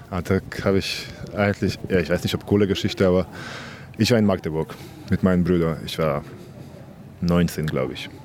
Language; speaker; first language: German; non-native, fluent; Polish